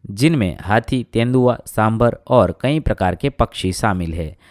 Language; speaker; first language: Hindi; non-native, local second language; Gujarati